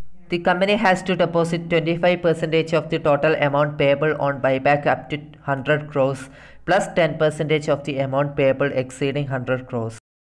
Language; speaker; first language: English; non-native, local second language; Malayalam